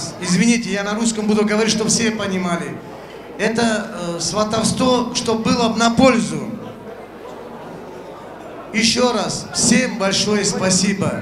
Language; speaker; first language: Russian; non-native, local second language; Kurdish